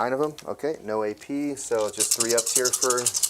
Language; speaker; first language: English; native; English